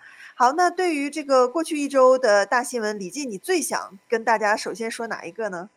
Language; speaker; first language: Chinese; native; Chinese